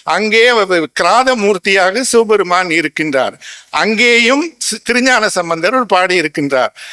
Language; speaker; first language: Tamil; native; Tamil